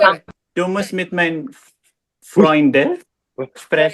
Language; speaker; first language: German; non-native, learner; Filipino